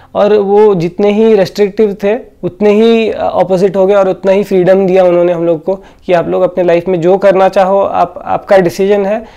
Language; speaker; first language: Hindi; non-native, local second language; Odia